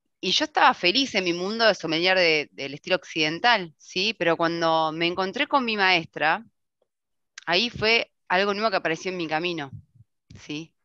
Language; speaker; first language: Spanish; native; Spanish